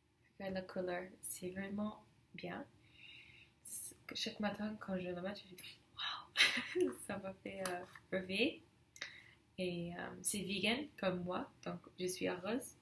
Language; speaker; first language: French; non-native, learner; English